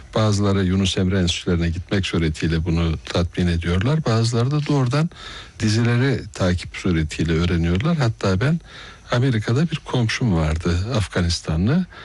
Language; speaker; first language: Turkish; native; Turkish